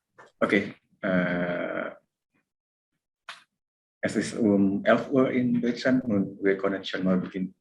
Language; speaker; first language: German; non-native, fluent; Indonesian